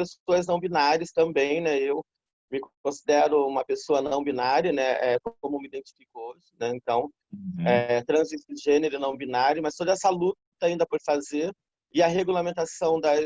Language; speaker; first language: Portuguese; native; Portuguese